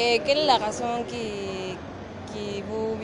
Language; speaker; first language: French; non-native, learner; Spanish